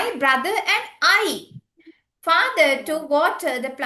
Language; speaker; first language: English; non-native, fluent; Sinhala